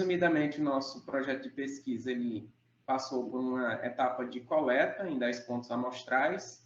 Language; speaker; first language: Portuguese; native; Portuguese